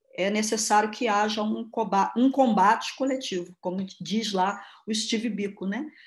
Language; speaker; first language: Portuguese; native; Portuguese